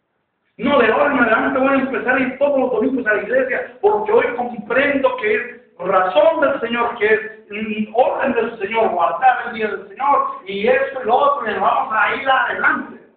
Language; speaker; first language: Spanish; native; Spanish